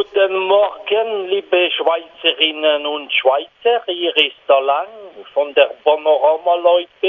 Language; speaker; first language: German; non-native, local second language; French